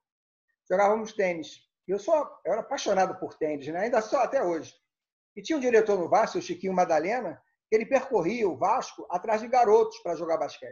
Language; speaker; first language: Portuguese; native; Portuguese